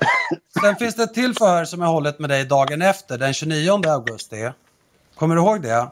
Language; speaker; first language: Swedish; native; Swedish